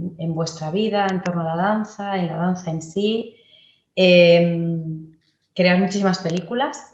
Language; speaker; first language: Spanish; native; Spanish